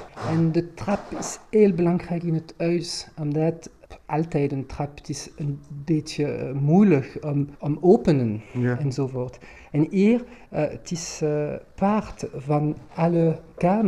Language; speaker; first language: Dutch; non-native, local second language; French